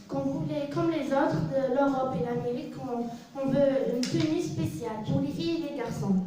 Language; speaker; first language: French; non-native, learner; Arabic